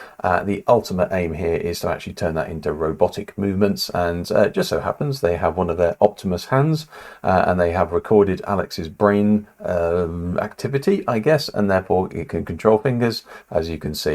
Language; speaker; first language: English; native; English